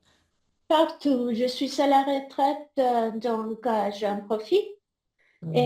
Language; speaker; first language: French; non-native, learner; Spanish